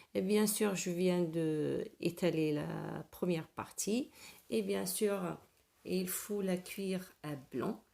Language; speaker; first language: French; non-native, local second language; Arabic